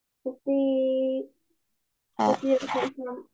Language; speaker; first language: Arabic; non-native, learner; Indonesian